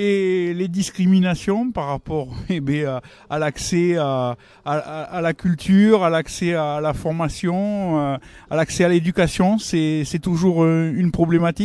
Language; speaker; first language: French; native; French